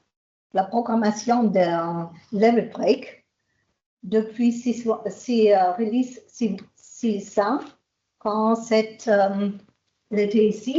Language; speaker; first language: French; non-native, fluent; German